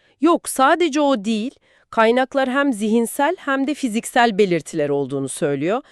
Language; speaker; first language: Turkish; native; Turkish